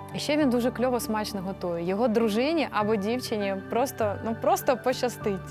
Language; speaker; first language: Ukrainian; native; Ukrainian